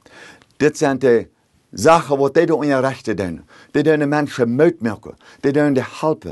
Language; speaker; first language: German; early bilingual, heritage; Plautdietsch